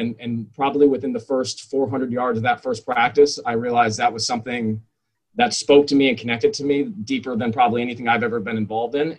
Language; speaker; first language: English; native; English